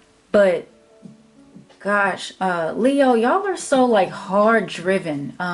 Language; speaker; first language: English; native; English